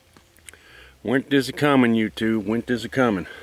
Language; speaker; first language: English; native; English